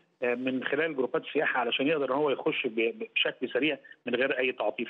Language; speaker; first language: Arabic; native; Arabic